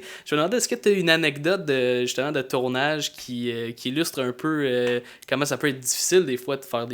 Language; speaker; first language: French; native; French